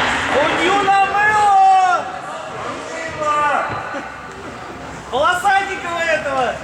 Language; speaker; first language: Russian; native; Russian